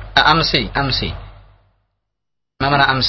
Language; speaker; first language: Arabic; non-native, fluent; Indonesian